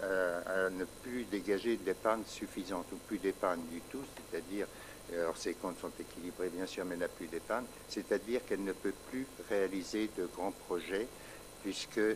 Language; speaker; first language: French; native; French